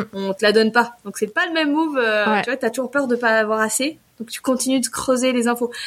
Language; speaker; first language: French; native; French